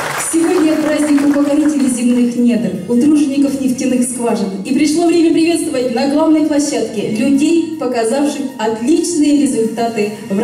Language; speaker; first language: Russian; native; Russian